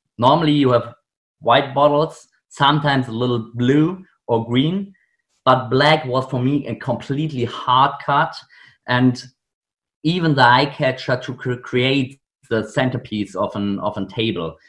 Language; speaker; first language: English; non-native, fluent; German